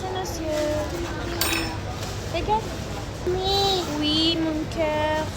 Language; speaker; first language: French; non-native, learner; Filipino